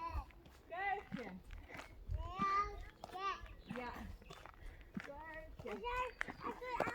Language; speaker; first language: German; non-native, learner; Filipino